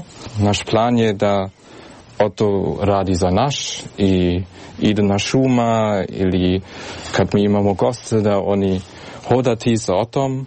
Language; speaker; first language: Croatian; early bilingual, heritage; German